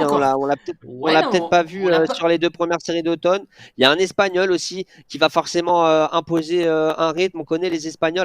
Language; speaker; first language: French; native; French